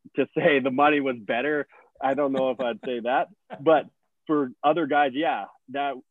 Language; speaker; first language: English; native; English